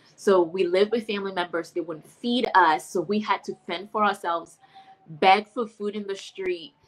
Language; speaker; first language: English; non-native, fluent; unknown